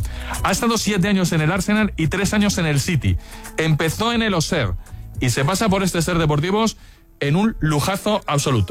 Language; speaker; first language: Spanish; native; Spanish